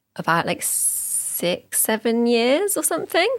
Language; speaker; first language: English; native; English